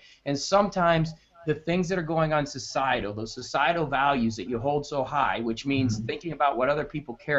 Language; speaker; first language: English; native; English